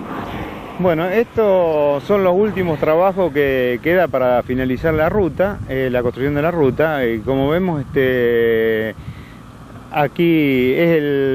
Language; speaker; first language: Spanish; native; Spanish